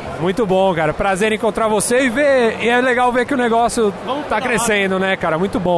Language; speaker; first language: Portuguese; native; Portuguese